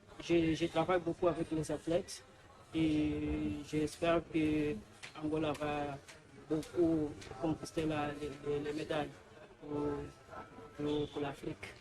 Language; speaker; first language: French; non-native, learner; Portuguese